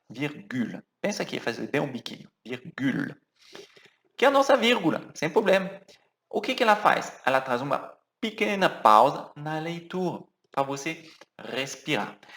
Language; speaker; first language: Portuguese; non-native, fluent; French